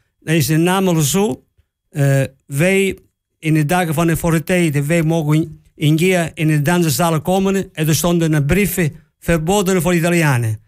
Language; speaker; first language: Dutch; non-native, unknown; Italian